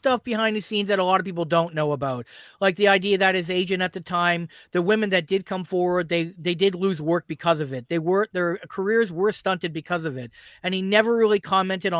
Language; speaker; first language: English; native; English